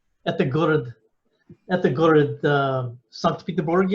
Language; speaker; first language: Russian; non-native, learner; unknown